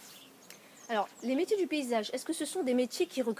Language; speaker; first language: French; native; French